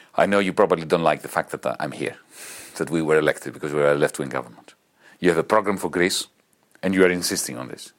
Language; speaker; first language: English; non-native, fluent; Greek